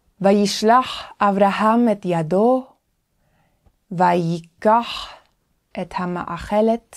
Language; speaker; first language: Hebrew; non-native, fluent; English